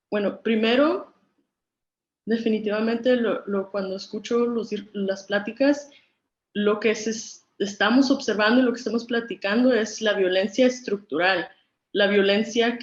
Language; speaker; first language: Spanish; early bilingual, other home language; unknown